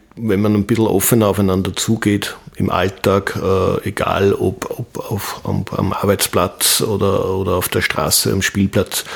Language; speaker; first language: German; native; German